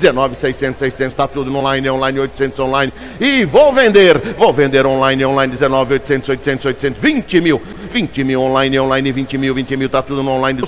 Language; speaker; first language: Portuguese; native; Portuguese